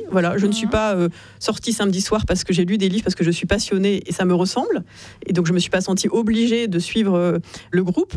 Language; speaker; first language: French; native; French